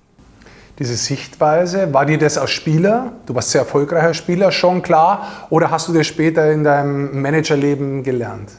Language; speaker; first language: German; native; German